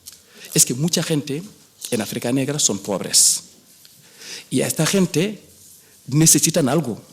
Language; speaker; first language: Spanish; non-native, fluent; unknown